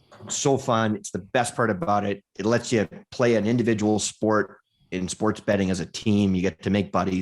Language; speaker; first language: English; native; English